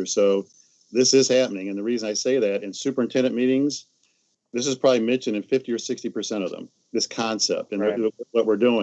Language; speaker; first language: English; native; English